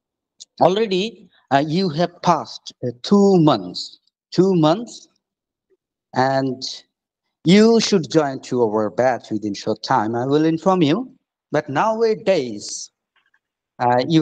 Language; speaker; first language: English; non-native, fluent; Bangla